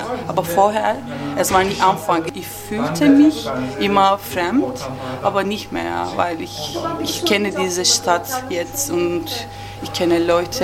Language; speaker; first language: German; non-native, learner; Turkish